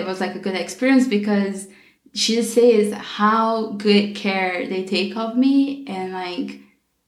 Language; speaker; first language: English; non-native, fluent; Portuguese